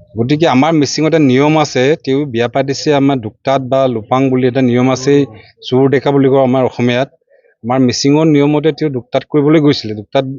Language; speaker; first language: Assamese; non-native, local second language; Mising